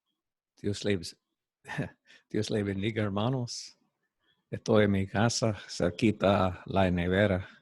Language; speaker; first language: Spanish; non-native, fluent; English